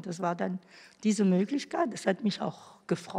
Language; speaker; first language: German; non-native, fluent; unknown